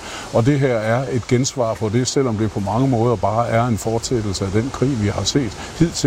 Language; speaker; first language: Danish; native; Danish